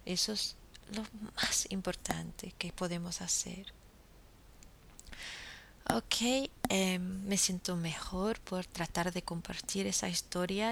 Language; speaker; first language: Spanish; non-native, fluent; English